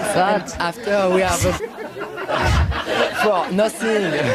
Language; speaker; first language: English; non-native, learner; French